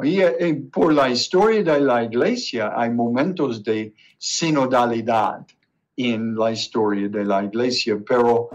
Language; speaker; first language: Spanish; non-native, learner; English